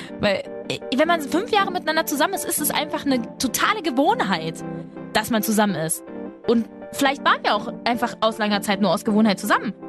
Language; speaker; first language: German; early bilingual, other home language; Spanish